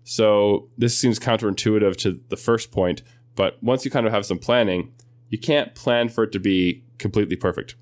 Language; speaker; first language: English; native; English